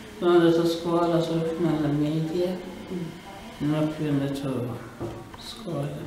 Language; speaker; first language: Italian; non-native, learner; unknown